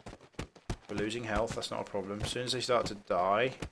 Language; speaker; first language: English; native; English